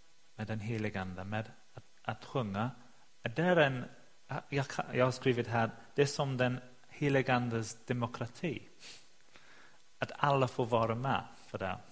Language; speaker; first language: Swedish; non-native, fluent; English